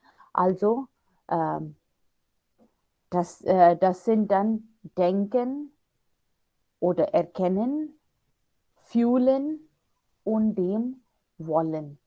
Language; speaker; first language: German; non-native, fluent; Hindi